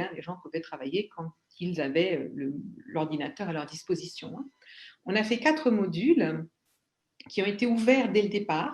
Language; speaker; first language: French; native; French